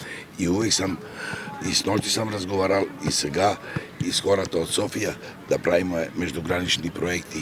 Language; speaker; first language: Bulgarian; non-native, learner; Serbian